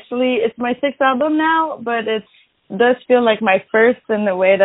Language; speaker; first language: English; non-native, fluent; French